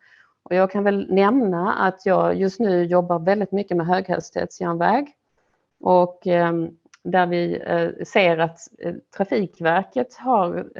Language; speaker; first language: Swedish; native; Swedish